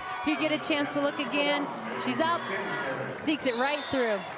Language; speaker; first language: English; native; English